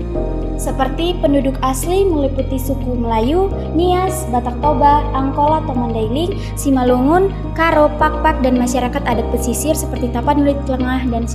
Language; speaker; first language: Indonesian; native; Indonesian